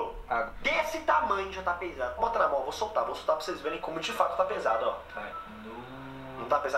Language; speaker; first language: Portuguese; native; Portuguese